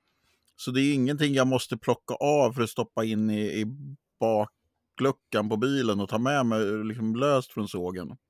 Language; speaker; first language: Swedish; native; Swedish